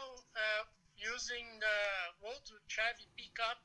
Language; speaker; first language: English; non-native, learner; Portuguese